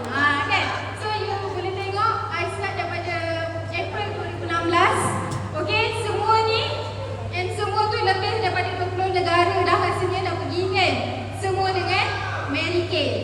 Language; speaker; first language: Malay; native; Malay